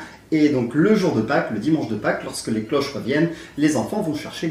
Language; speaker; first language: French; native; French